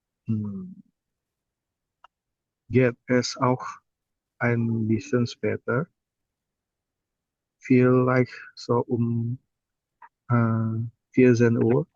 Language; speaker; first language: German; non-native, learner; Indonesian